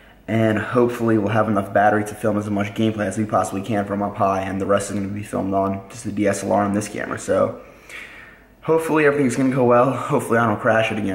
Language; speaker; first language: English; early bilingual, other home language; Russian